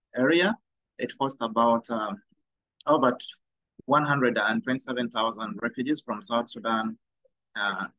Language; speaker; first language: English; non-native, fluent; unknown